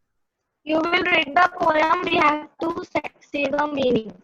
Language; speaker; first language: English; non-native, learner; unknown